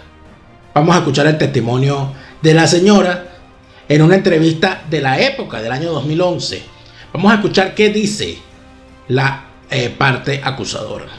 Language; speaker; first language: Spanish; native; Spanish